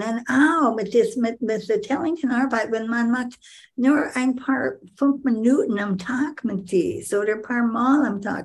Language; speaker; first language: German; non-native, learner; English